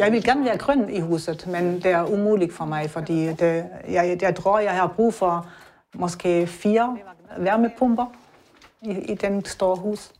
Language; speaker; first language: Danish; non-native, learner; German